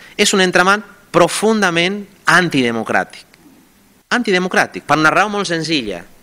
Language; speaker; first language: Catalan; non-native, fluent; Spanish